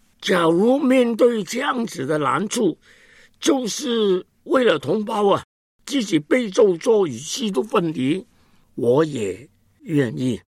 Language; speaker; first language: Chinese; non-native, local second language; Cantonese